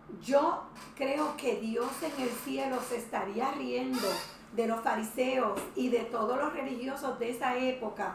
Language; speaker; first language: Spanish; native; Spanish